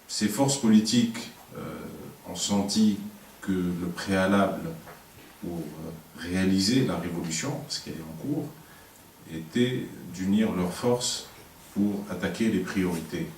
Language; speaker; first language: French; non-native, local second language; Arabic